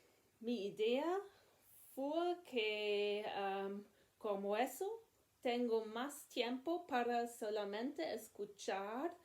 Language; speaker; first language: Spanish; non-native, learner; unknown